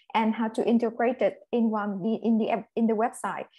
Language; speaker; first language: English; non-native, fluent; Vietnamese